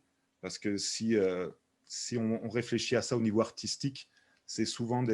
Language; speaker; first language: French; native; French